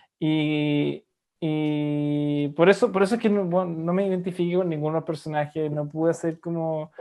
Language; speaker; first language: Spanish; native; Spanish